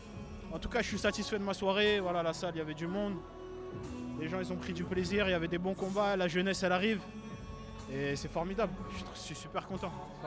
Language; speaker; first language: French; native; French